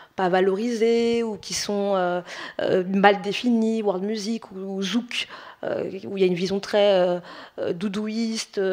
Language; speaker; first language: French; native; French